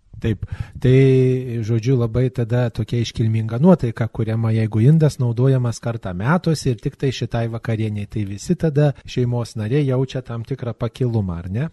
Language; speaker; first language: Lithuanian; native; Lithuanian